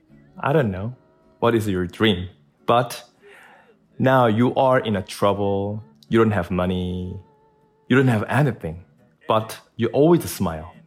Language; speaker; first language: English; non-native, learner; Korean